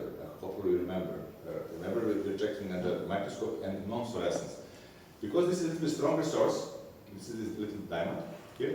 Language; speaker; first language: English; non-native, fluent; Serbian